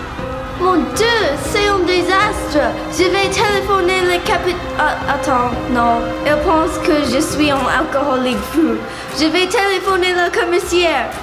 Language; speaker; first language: French; non-native, learner; English